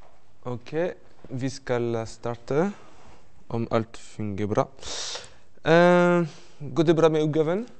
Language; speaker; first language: Norwegian; non-native, fluent; French